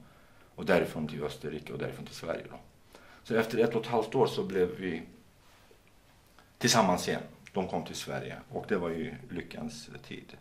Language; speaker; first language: Swedish; non-native, fluent; Kurdish